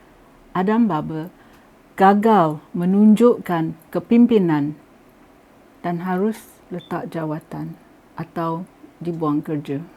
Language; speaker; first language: Malay; native; Malay